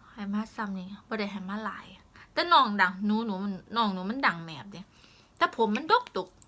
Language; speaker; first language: Thai; native; Thai